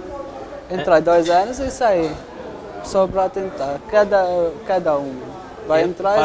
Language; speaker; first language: Portuguese; non-native, local second language; Arabic